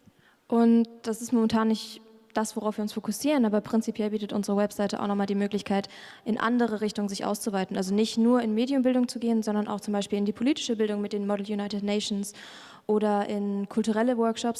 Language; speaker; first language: German; native; German